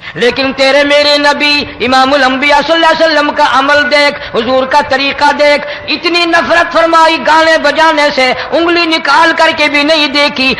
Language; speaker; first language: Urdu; non-native, local second language; Saraiki